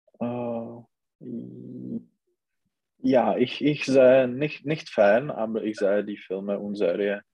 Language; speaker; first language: German; non-native, learner; Czech